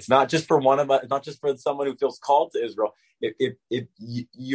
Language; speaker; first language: English; native; English